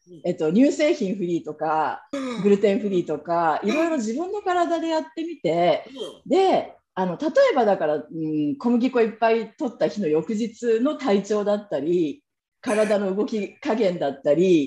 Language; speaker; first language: Japanese; native; Japanese